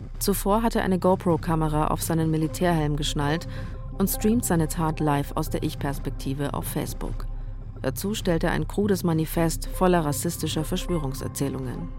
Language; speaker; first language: German; native; German